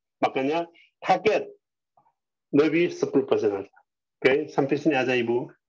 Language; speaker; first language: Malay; non-native, learner; Korean